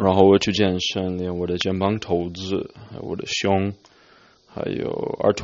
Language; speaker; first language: Chinese; non-native, fluent; English